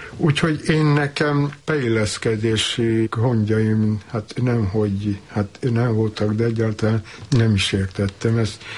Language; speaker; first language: Hungarian; native; Hungarian